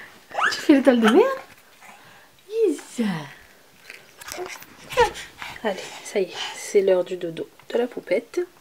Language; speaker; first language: French; native; French